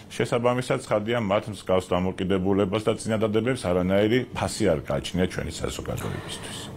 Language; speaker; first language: Georgian; native; Georgian